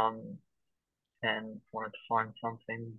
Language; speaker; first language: English; native; English